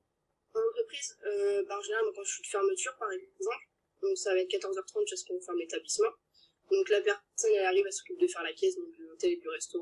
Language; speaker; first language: French; native; French